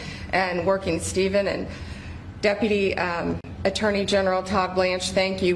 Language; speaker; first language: English; native; English